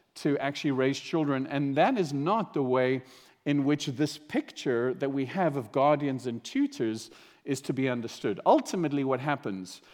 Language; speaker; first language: English; native; English